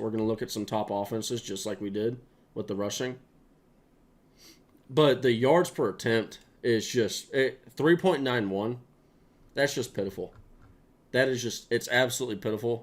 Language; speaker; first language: English; native; English